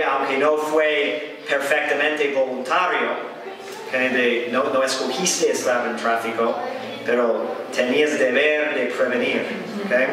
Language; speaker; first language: Spanish; non-native, fluent; English